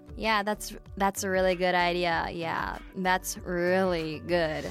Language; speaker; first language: English; early bilingual, other home language; Japanese